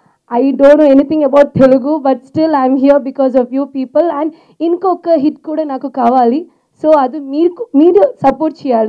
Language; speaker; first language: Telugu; non-native, learner; Malayalam